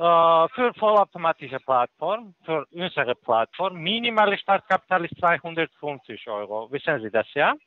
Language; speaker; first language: German; non-native, fluent; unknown